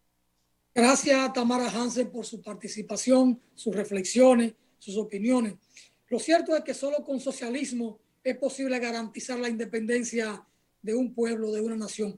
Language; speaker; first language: Spanish; native; Spanish